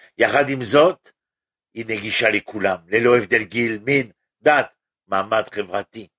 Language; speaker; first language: Hebrew; non-native, fluent; French